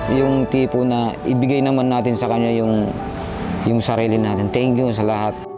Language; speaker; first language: Filipino; non-native, local second language; Bikol